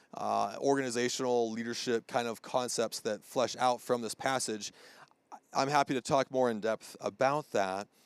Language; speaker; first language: English; native; English